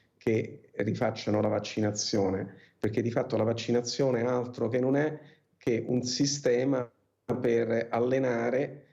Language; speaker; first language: Italian; native; Italian